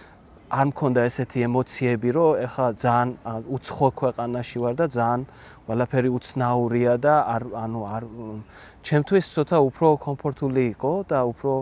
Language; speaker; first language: Georgian; non-native, learner; Persian